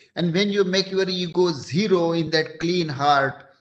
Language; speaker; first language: English; non-native, local second language; Marathi